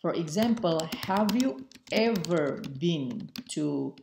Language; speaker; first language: English; non-native, fluent; Indonesian